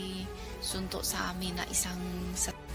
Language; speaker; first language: Filipino; non-native, learner; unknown